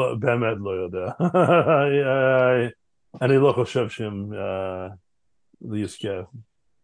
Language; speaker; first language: Hebrew; non-native, fluent; English